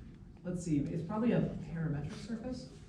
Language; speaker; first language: English; native; English